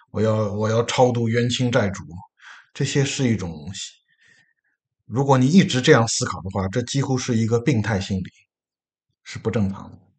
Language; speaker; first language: Chinese; native; Chinese